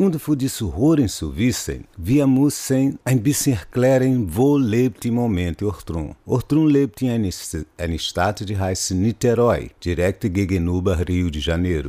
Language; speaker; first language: German; non-native, fluent; Portuguese